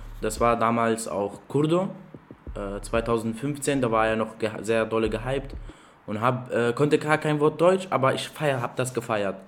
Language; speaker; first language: German; early bilingual, other home language; Arabic